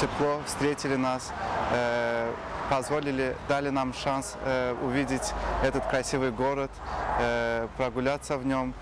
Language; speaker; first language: Russian; non-native, fluent; Azerbaijani